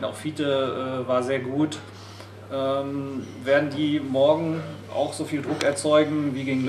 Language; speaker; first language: German; native; German